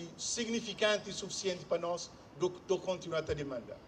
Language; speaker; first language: Portuguese; non-native, local second language; Kabuverdianu